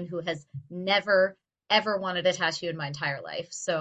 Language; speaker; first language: English; native; English